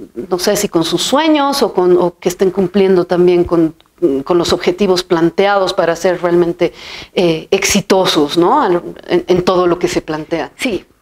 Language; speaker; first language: Spanish; native; Spanish